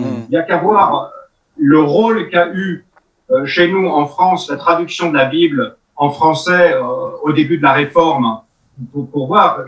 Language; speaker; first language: French; native; French